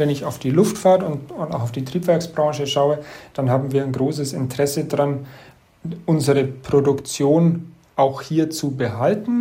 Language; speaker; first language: German; native; German